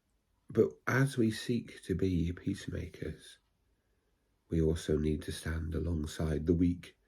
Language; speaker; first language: English; native; English